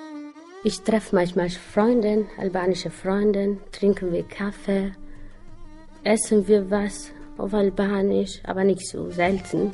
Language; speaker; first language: German; non-native, learner; Albanian